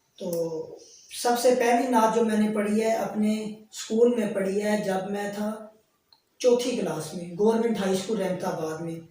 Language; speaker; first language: Urdu; native; Urdu